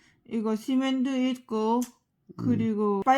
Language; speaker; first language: Korean; non-native, learner; Lao